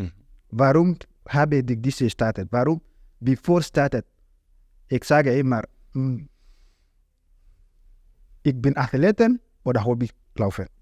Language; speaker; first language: German; non-native, learner; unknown